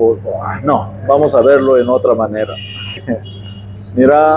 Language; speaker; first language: Spanish; non-native, fluent; Arabic